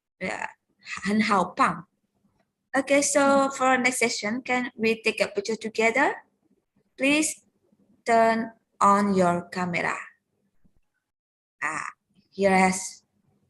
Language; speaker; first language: English; non-native, learner; Indonesian